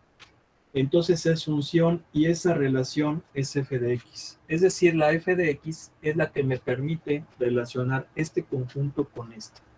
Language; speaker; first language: Spanish; native; Spanish